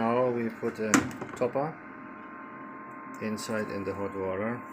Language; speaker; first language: English; non-native, learner; German